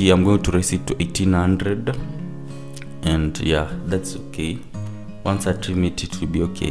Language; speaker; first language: English; non-native, local second language; Swahili